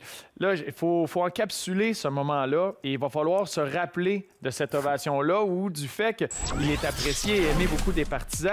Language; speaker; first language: French; native; French